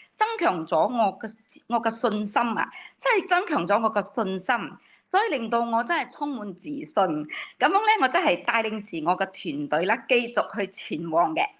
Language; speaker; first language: Cantonese; native; Cantonese